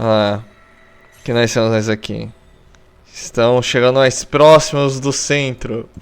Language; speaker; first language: Portuguese; native; Portuguese